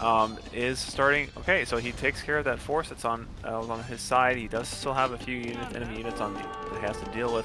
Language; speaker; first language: English; native; English